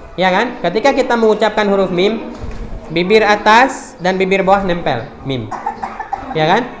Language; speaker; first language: Indonesian; non-native, local second language; Achinese